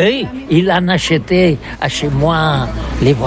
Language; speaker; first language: French; non-native, learner; Catalan